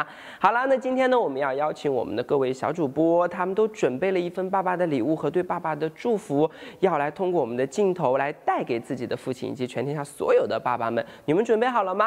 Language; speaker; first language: Chinese; native; Chinese